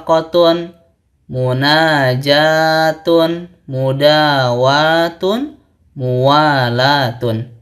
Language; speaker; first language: Arabic; non-native, fluent; Indonesian